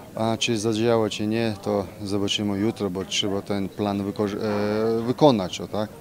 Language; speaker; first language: Polish; non-native, fluent; Russian